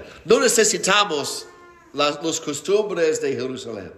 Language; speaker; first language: Spanish; non-native, fluent; English